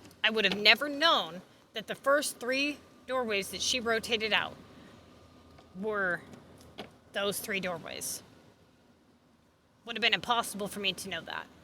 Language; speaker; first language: English; native; English